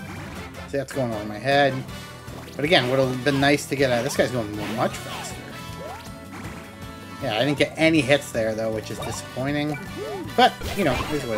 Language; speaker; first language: English; native; English